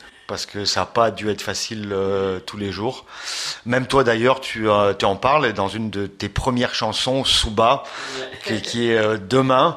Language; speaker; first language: French; native; French